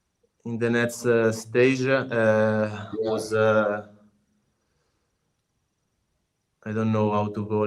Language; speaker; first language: English; non-native, learner; Italian